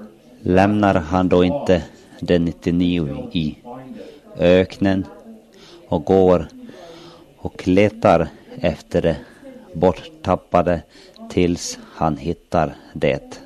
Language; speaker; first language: Swedish; non-native, local second language; Finnish